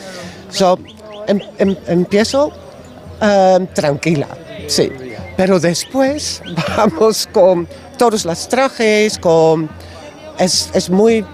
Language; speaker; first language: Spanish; non-native, learner; Dutch